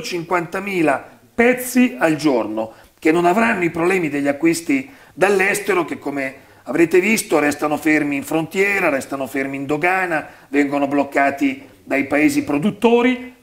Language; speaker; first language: Italian; native; Italian